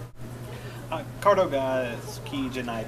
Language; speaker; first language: Japanese; non-native, learner; English